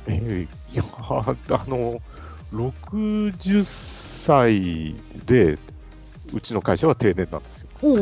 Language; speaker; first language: Japanese; native; Japanese